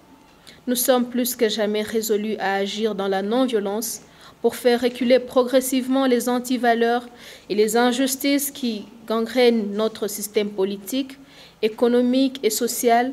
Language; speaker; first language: French; non-native, local second language; Swahili